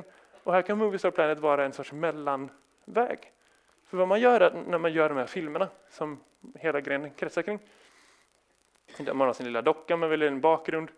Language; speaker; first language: Swedish; native; Swedish